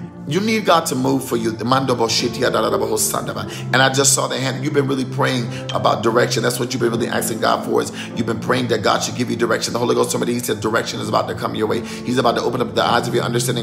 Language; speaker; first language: English; native; English